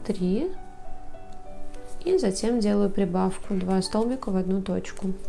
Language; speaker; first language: Russian; native; Russian